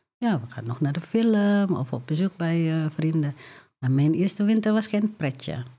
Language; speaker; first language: Dutch; non-native, fluent; Indonesian